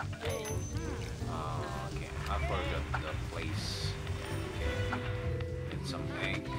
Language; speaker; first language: English; non-native, learner; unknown